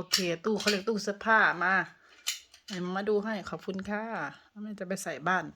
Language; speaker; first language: Thai; native; Thai